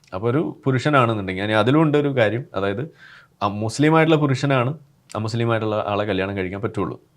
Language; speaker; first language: Malayalam; native; Malayalam